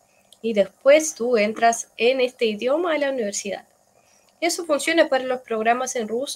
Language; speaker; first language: Spanish; non-native, fluent; Russian